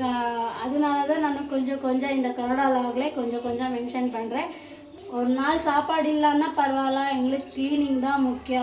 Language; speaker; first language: Tamil; non-native, local second language; Kannada